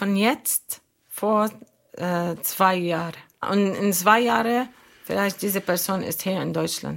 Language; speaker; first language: German; non-native, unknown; Arabic